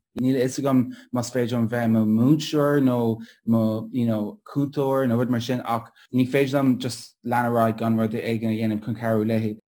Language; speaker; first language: Irish; non-native, local second language; English